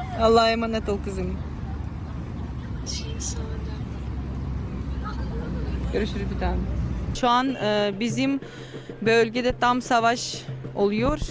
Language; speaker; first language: Turkish; non-native, learner; Russian